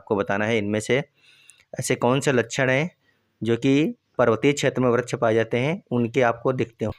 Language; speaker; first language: Hindi; native; Hindi